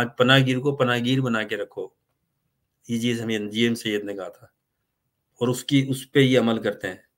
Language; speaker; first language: Urdu; native; Urdu